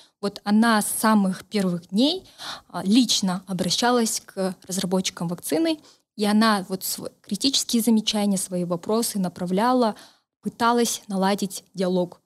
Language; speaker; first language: Russian; native; Russian